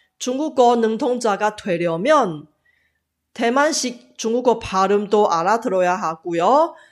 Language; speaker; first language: Korean; non-native, fluent; Chinese